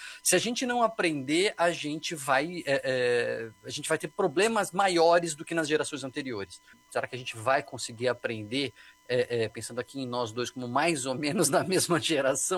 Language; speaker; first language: Portuguese; native; Portuguese